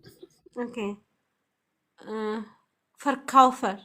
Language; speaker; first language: German; non-native, learner; Amharic